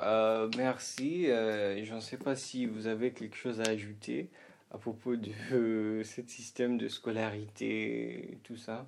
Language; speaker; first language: French; non-native, fluent; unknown